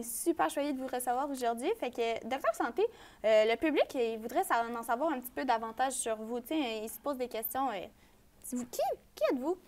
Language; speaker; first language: French; native; French